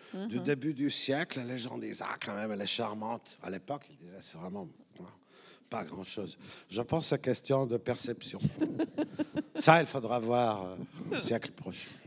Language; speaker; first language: French; native; French